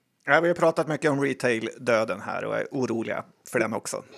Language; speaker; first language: Swedish; native; Swedish